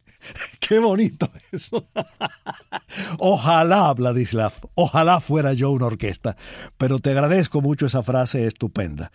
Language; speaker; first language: Spanish; native; Spanish